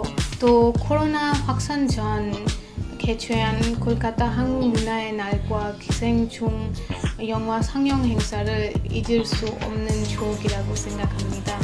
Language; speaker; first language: Korean; non-native, fluent; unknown